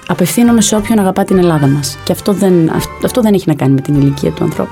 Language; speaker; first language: Greek; early bilingual, heritage; Greek